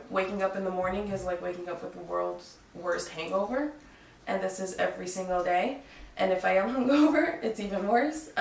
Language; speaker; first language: English; native; English